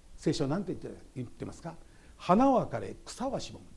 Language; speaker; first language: Japanese; native; Japanese